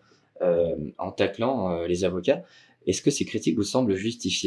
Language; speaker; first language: French; native; French